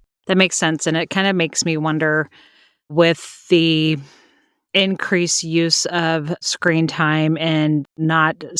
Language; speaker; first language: English; native; English